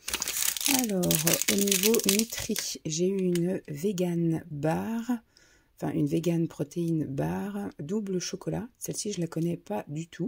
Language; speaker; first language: French; native; French